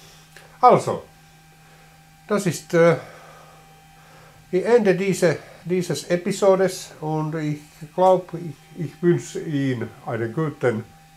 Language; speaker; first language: German; non-native, learner; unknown